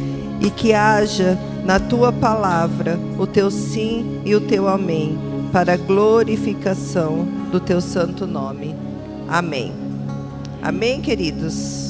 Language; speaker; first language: Portuguese; native; Portuguese